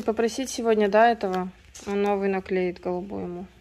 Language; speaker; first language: Russian; native; Russian